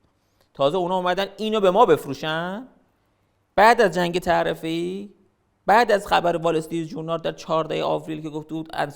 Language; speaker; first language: Persian; native; Persian